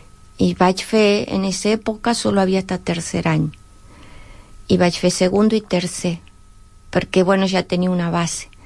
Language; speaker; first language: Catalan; non-native, learner; Spanish